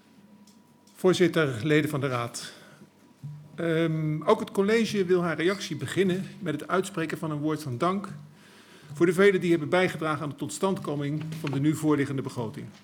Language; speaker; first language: Dutch; native; Dutch